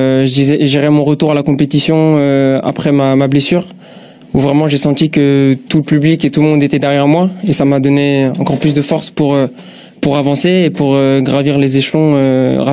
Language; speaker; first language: French; native; French